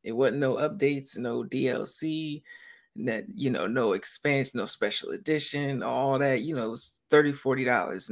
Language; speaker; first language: English; native; English